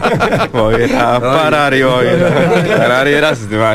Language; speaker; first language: Polish; native; Polish